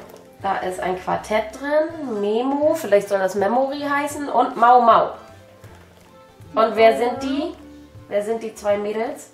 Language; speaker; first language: German; native; German